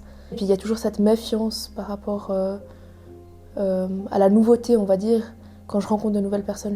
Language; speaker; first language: French; native; French